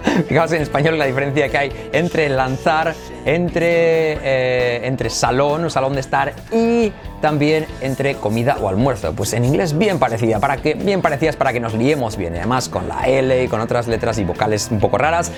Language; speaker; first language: Spanish; native; Spanish